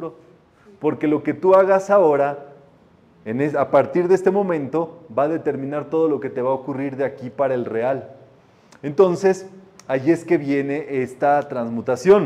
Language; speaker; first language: Spanish; native; Spanish